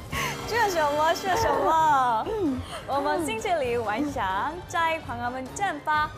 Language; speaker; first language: Chinese; non-native, learner; Korean